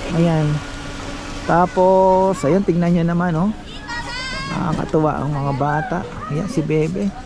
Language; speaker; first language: Filipino; native; Filipino